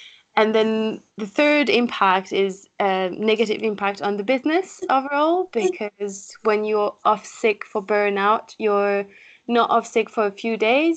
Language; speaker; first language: English; non-native, fluent; French